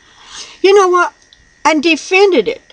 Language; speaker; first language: English; native; English